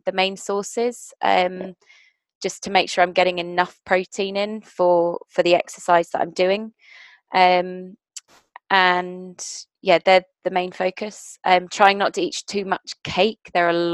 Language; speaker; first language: English; native; English